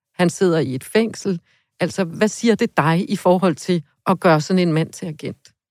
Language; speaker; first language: Danish; native; Danish